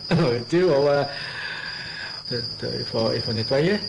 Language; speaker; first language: French; non-native, learner; Japanese